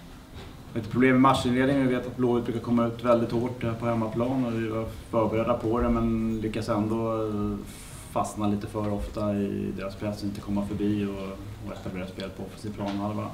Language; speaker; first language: Swedish; native; Swedish